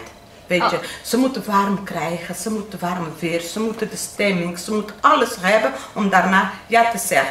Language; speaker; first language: Dutch; non-native, learner; Portuguese